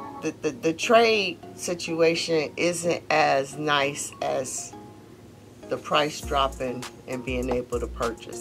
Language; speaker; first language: English; native; English